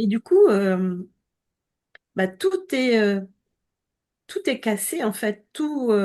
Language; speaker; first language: French; native; French